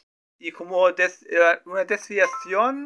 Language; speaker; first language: Spanish; non-native, learner; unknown